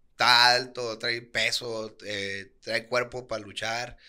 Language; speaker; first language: Spanish; native; Spanish